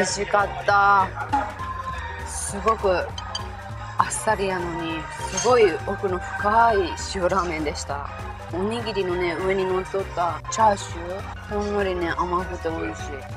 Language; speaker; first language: Japanese; native; Japanese